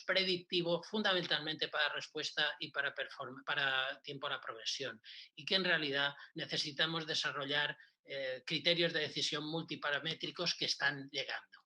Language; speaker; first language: Spanish; native; Spanish